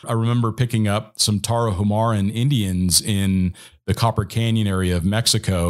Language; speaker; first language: English; native; English